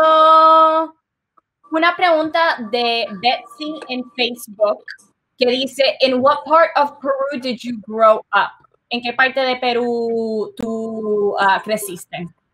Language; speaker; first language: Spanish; early bilingual, heritage; Spanish